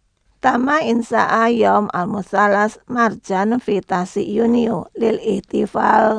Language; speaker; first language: Arabic; non-native, learner; Indonesian